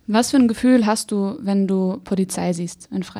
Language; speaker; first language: German; native; German